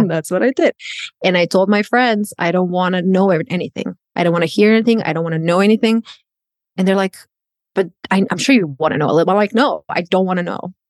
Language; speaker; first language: English; non-native, fluent; Croatian